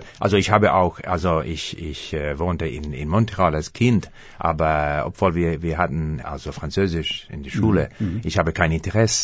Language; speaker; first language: German; non-native, fluent; English